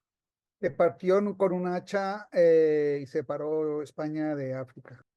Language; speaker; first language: Spanish; native; Spanish